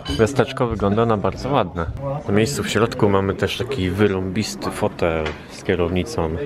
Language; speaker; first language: Polish; native; Polish